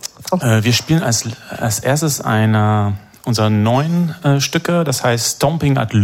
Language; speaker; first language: German; non-native, fluent; French